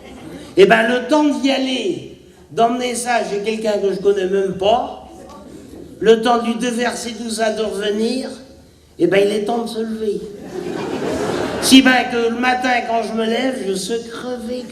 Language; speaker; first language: French; native; French